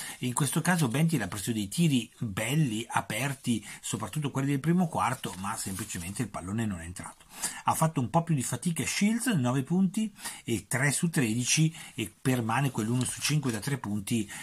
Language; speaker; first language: Italian; native; Italian